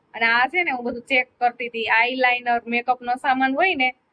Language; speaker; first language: Gujarati; native; Gujarati